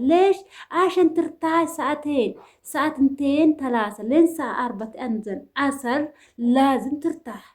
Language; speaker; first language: Arabic; non-native, learner; Oromo